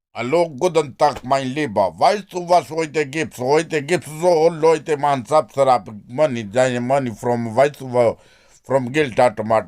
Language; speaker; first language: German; non-native, learner; Punjabi